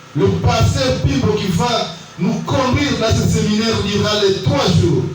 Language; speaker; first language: French; non-native, local second language; Swahili